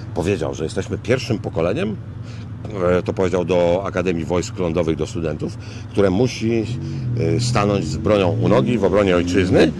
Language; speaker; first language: Polish; native; Polish